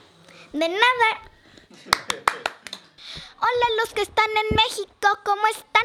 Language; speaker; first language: Spanish; early bilingual, heritage; Spanish